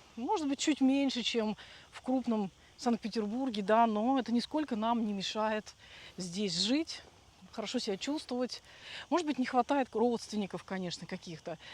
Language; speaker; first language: Russian; native; Russian